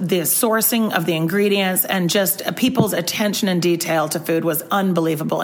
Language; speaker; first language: English; native; English